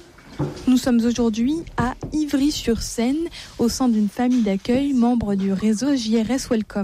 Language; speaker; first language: French; native; French